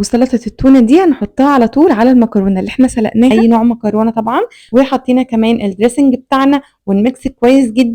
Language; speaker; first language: Arabic; native; Arabic